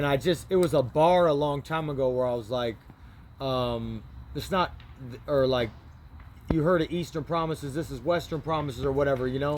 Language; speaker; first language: English; native; English